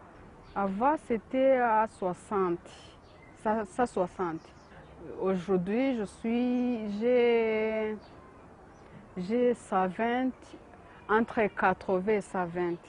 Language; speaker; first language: French; non-native, learner; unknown